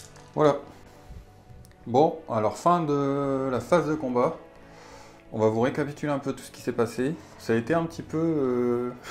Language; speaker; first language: French; native; French